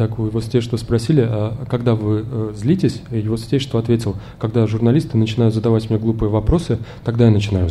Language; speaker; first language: Russian; native; Russian